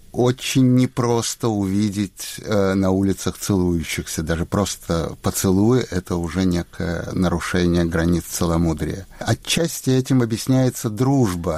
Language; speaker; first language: Russian; native; Russian